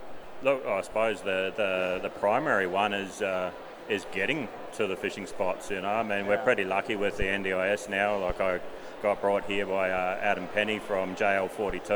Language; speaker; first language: English; native; English